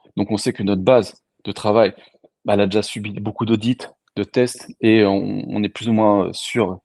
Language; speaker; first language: French; native; French